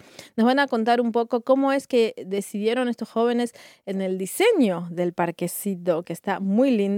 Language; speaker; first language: Spanish; native; Spanish